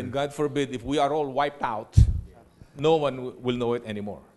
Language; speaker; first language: English; non-native, local second language; Filipino